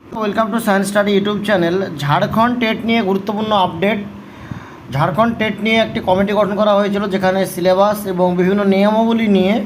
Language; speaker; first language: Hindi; non-native, local second language; Bangla